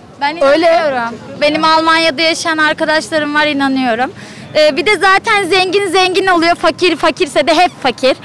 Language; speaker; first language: Turkish; native; Turkish